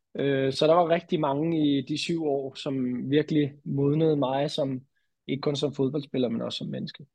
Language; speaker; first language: Danish; native; Danish